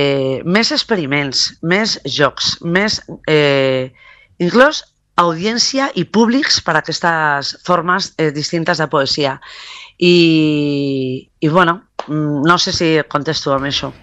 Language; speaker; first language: Catalan; non-native, local second language; Spanish